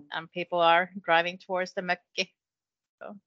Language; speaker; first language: English; non-native, fluent; Finnish